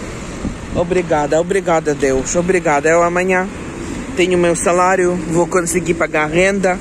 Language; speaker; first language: Portuguese; non-native, learner; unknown